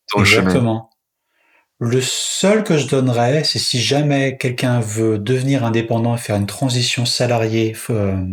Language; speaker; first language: French; native; French